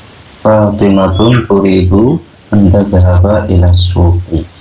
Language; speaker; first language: Arabic; non-native, learner; Indonesian